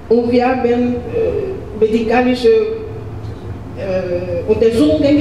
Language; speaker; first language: German; non-native, learner; French